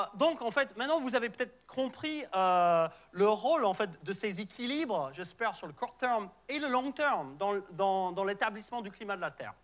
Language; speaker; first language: French; non-native, fluent; English